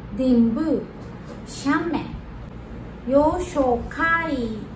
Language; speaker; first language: Chinese; non-native, learner; Japanese